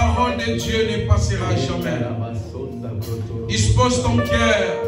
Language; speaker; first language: French; non-native, local second language; Lingala